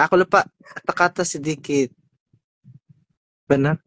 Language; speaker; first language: Indonesian; non-native, learner; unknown